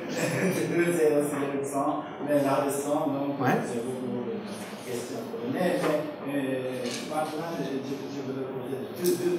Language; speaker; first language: French; non-native, learner; Japanese